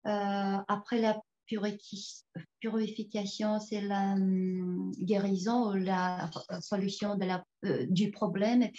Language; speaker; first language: French; non-native, fluent; Tuvinian